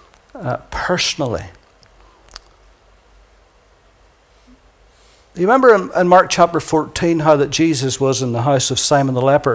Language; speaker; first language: English; native; English